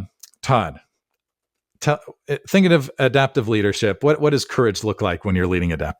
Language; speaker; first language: English; native; English